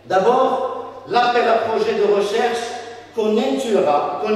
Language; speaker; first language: French; non-native, local second language; Arabic